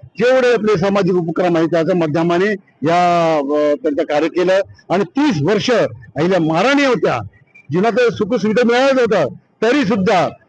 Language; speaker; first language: Marathi; non-native, local second language; Hindi